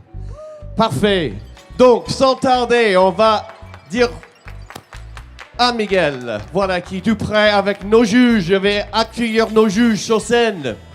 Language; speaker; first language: French; native; French